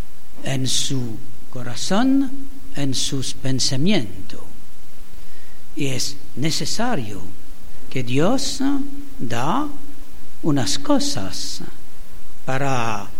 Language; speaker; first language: Spanish; non-native, learner; French